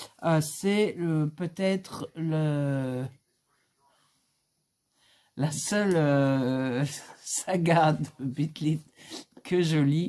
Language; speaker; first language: French; native; French